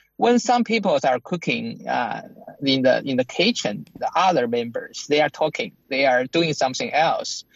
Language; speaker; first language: English; non-native, fluent; Chinese